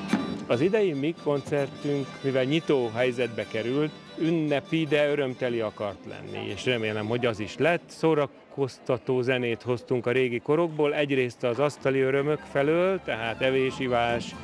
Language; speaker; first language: Hungarian; native; Hungarian